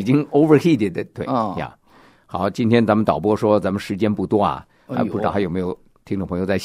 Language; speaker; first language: Chinese; native; Chinese